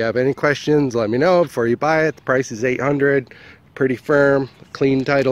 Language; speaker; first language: English; native; English